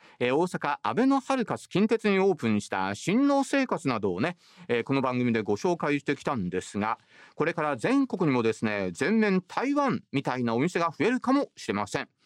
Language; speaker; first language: Japanese; native; Japanese